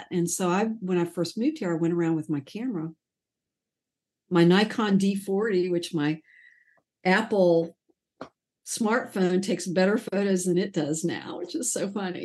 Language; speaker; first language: English; native; English